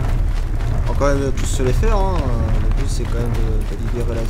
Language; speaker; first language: French; native; French